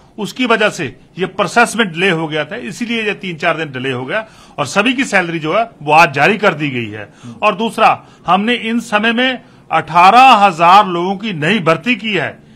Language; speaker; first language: Hindi; non-native, local second language; Punjabi